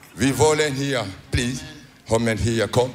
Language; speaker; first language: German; non-native, learner; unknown